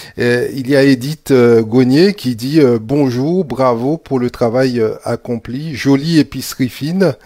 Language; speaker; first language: French; native; French